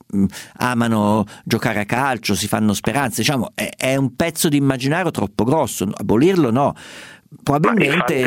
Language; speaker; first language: Italian; native; Italian